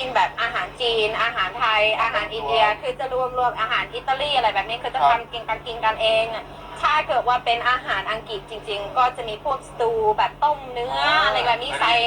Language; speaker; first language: Thai; non-native, fluent; English